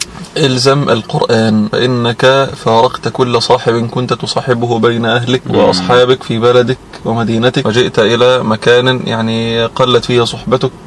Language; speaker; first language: Arabic; native; Arabic